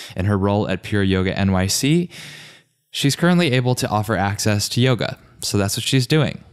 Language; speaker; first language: English; native; English